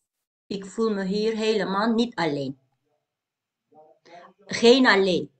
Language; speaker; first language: Dutch; non-native, learner; Turkish